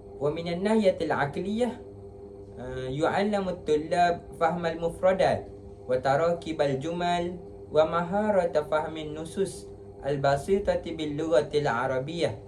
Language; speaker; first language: Arabic; non-native, learner; Malay